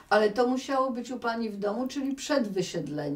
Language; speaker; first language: Polish; native; Polish